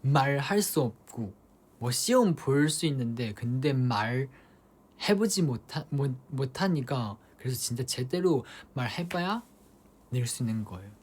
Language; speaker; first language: Korean; non-native, fluent; Chinese